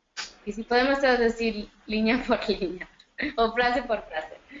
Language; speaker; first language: Spanish; early bilingual, heritage; Spanish